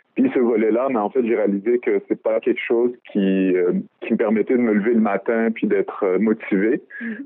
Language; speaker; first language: French; early bilingual, other home language; Arabic